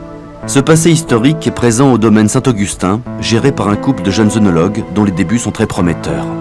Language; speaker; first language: French; native; French